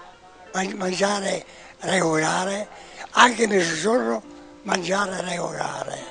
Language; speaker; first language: Italian; non-native, local second language; Venetian